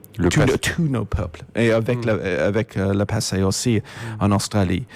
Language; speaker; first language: French; non-native, fluent; English